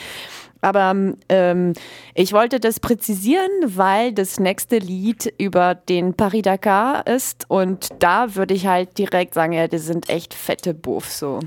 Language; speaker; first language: German; native; German